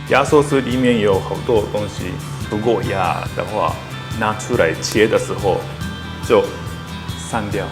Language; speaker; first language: Chinese; non-native, learner; Japanese